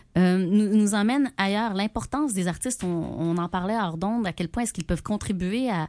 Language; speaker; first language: French; native; French